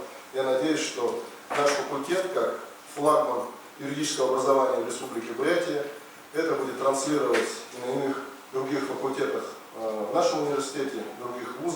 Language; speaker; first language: Russian; native; Russian